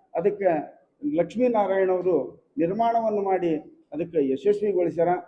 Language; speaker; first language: Kannada; native; Kannada